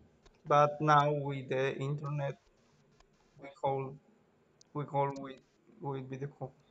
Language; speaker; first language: English; non-native, learner; Spanish